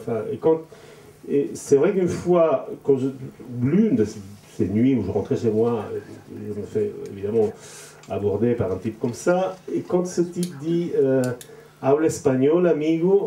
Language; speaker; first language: French; non-native, fluent; Spanish